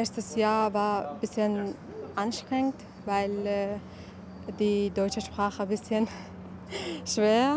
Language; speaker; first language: German; non-native, learner; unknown